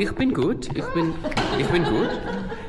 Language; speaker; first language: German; non-native, learner; English